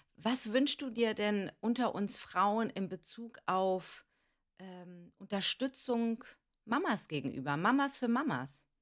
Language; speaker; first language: German; early bilingual, other home language; Greek